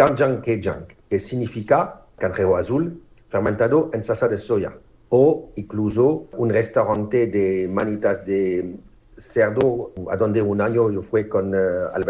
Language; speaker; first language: Spanish; non-native, fluent; French